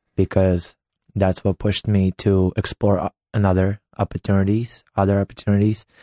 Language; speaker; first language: English; non-native, fluent; Ukrainian